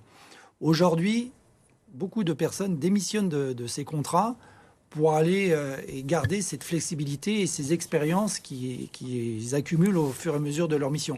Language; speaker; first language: French; native; French